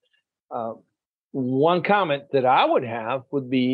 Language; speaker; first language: English; non-native, fluent; Spanish